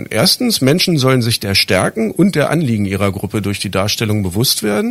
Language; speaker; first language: German; native; German